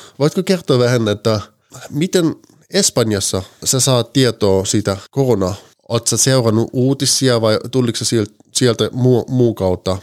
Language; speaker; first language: Finnish; non-native, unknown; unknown